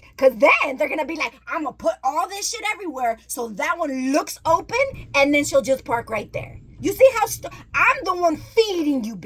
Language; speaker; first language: English; native; English